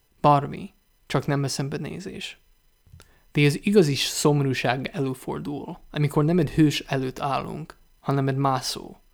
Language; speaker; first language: Hungarian; non-native, learner; English